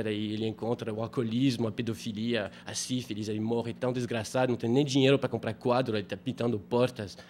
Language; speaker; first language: Portuguese; non-native, fluent; French